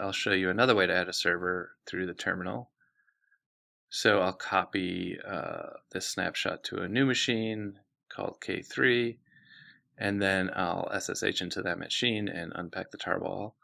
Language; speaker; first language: English; native; English